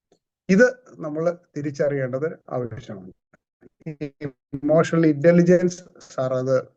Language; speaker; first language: Malayalam; native; Malayalam